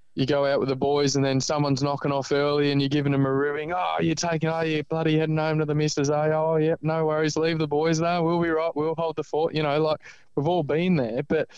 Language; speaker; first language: English; native; English